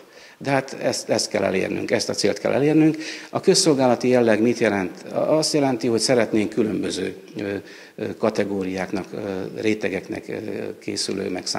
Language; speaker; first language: Hungarian; native; Hungarian